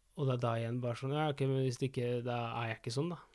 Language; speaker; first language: Norwegian; early bilingual, other home language; Spanish